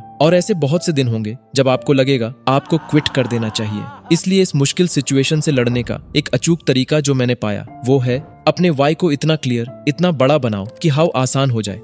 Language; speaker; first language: Hindi; native; Hindi